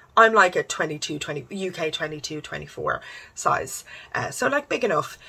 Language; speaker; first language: English; native; English